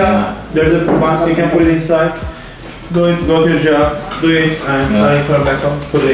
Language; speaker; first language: English; non-native, learner; Turkish